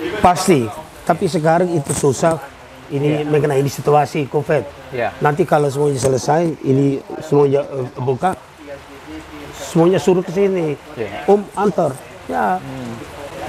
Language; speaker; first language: Indonesian; non-native, learner; Dutch